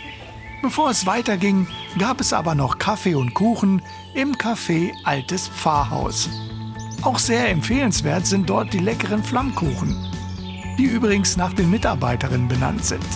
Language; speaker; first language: German; native; German